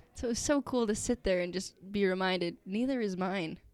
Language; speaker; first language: English; native; English